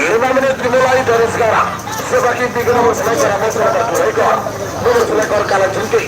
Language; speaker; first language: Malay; non-native, local second language; Madurese